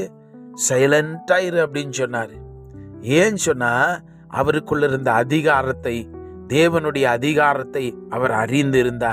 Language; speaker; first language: Tamil; native; Tamil